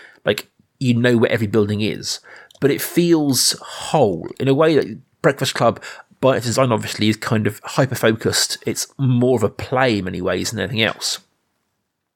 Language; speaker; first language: English; native; English